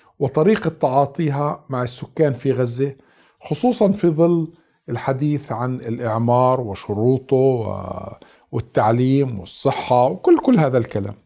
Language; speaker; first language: Arabic; native; Arabic